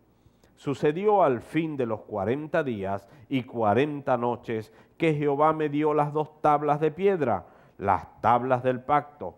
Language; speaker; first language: Spanish; native; Spanish